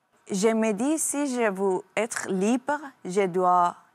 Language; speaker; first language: French; non-native, learner; Persian